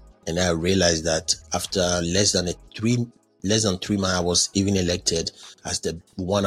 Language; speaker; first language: English; non-native, fluent; French